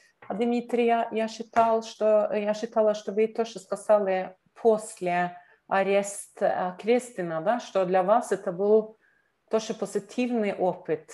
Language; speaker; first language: Russian; non-native, learner; Norwegian